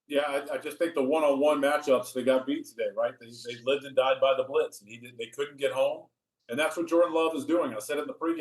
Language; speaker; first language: English; native; English